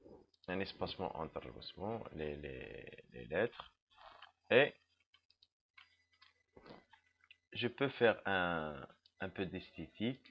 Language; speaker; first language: French; non-native, local second language; Arabic